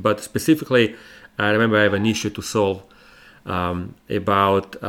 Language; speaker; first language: English; non-native, fluent; Italian